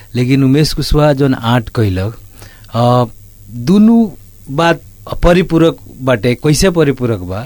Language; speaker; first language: Bhojpuri; native; Bhojpuri